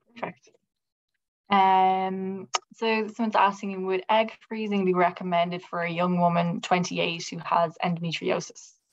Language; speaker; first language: English; native; English